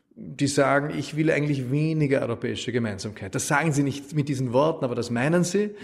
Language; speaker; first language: German; native; German